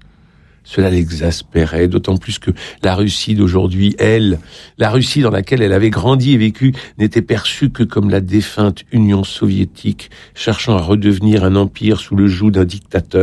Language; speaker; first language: French; native; French